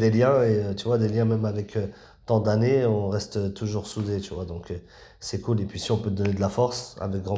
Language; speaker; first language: French; native; French